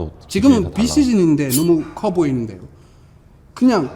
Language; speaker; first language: Korean; non-native, fluent; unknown